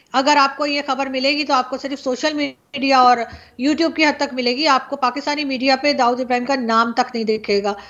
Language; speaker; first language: Urdu; native; Urdu